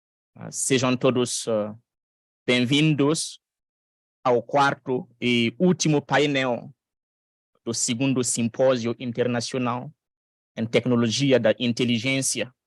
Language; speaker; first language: Portuguese; non-native, fluent; French